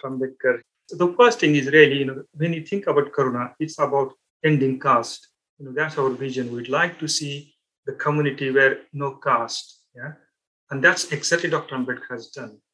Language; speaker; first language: English; non-native, local second language; Marathi